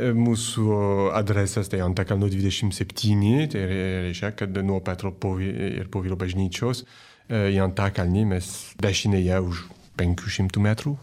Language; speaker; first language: Lithuanian; non-native, fluent; French